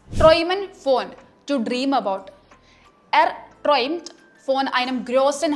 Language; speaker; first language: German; non-native, fluent; Malayalam